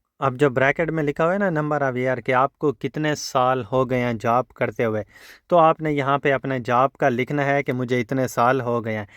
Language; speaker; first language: Urdu; non-native, local second language; Saraiki